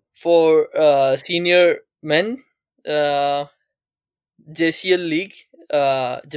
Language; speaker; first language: English; non-native, local second language; Urdu